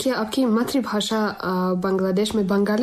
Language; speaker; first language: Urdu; non-native, fluent; Tajik